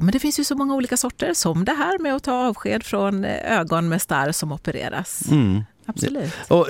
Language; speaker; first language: Swedish; native; Swedish